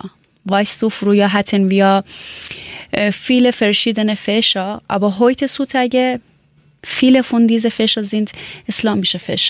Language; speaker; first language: German; non-native, learner; Persian